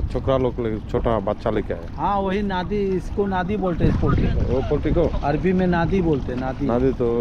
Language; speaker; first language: Hindi; non-native, learner; Filipino